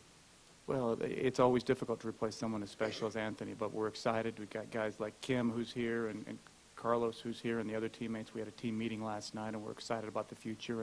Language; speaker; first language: English; native; English